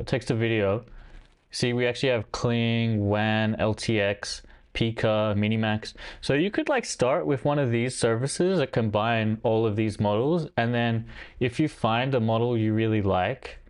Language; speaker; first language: English; native; English